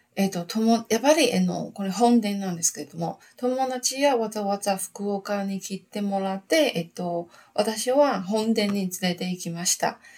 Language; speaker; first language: Japanese; non-native, learner; Chinese